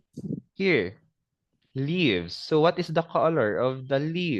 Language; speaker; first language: English; non-native, fluent; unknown